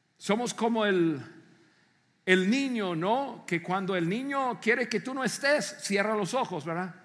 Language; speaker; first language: Spanish; non-native, fluent; English